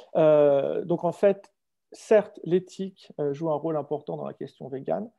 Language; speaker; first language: French; native; French